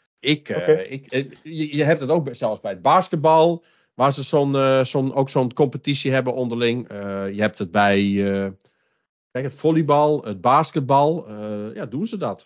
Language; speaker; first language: Dutch; native; Dutch